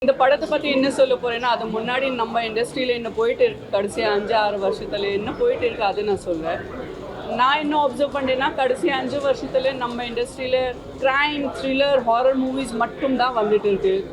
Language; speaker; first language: Tamil; non-native, fluent; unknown